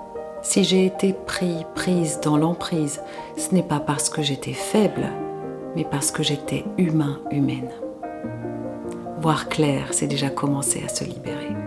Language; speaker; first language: French; native; French